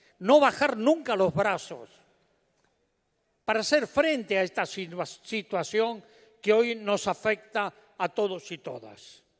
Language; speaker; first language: Spanish; native; Spanish